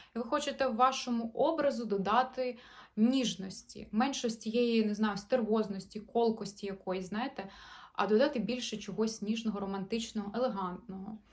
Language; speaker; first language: Ukrainian; non-native, local second language; Russian